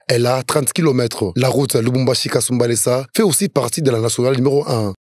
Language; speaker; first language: French; non-native, local second language; Swahili